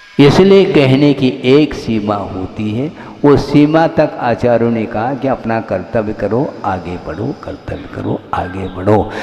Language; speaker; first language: Hindi; non-native, local second language; Kannada